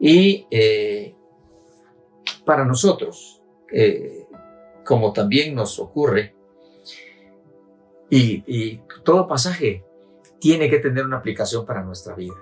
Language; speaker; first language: Spanish; native; Spanish